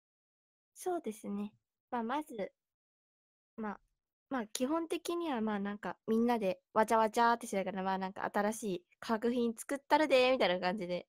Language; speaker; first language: Japanese; native; Japanese